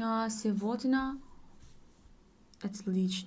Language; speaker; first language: Russian; non-native, learner; English